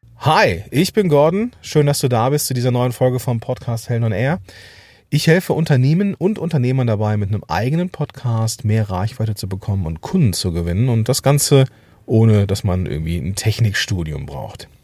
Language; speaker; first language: German; native; German